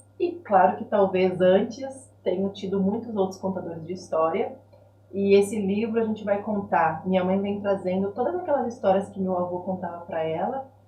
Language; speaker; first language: Portuguese; native; Portuguese